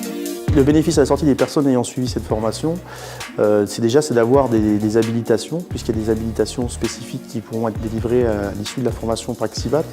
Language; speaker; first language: French; native; French